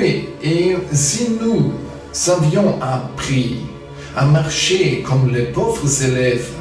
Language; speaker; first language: French; non-native, fluent; German